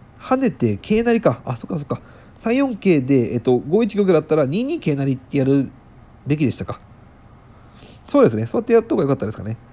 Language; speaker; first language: Japanese; native; Japanese